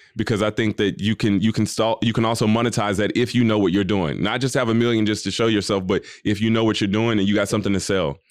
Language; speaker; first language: English; native; English